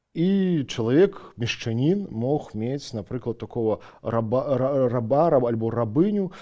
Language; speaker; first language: Belarusian; non-native, local second language; Russian